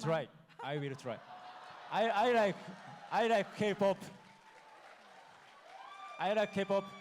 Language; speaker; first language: English; non-native, learner; Japanese